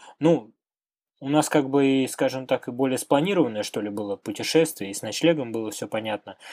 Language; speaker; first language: Russian; native; Russian